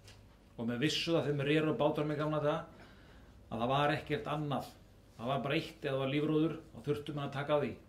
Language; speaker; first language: Icelandic; native; Icelandic